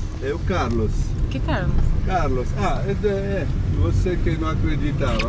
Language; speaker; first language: Italian; native; Italian